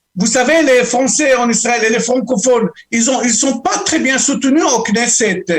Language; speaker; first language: French; non-native, local second language; Arabic